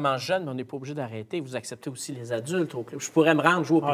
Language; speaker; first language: French; native; French